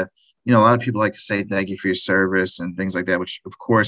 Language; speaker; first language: English; native; English